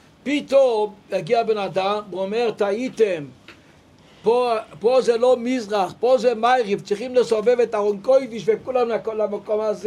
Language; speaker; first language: Hebrew; non-native, local second language; Yiddish